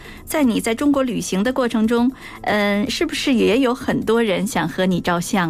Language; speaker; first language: Chinese; native; Chinese